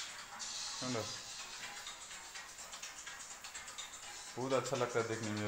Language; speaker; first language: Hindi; non-native, local second language; Malayalam